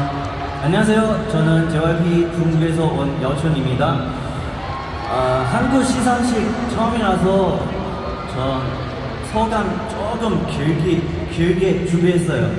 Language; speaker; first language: Korean; non-native, fluent; Chinese